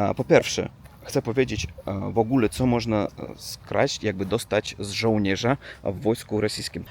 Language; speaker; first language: Polish; non-native, learner; Russian